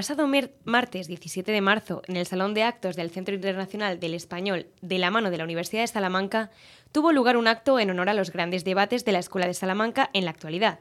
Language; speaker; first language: Spanish; native; Spanish